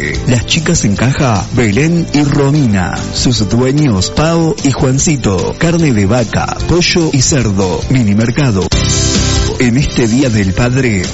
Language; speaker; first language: Spanish; native; Spanish